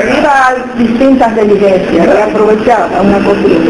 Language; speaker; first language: Spanish; native; Spanish